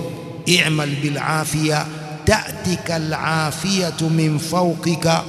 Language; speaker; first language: Arabic; non-native, fluent; Swahili